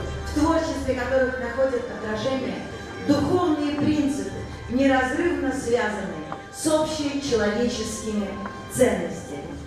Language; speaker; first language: Russian; native; Russian